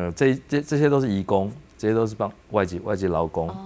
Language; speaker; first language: Chinese; native; Chinese